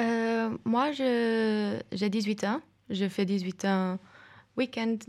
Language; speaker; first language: French; non-native, fluent; Portuguese